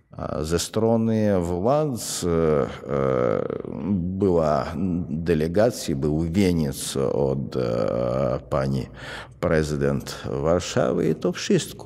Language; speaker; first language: Polish; non-native, fluent; Russian